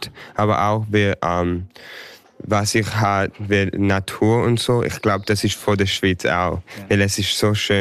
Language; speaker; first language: German; early bilingual, heritage; English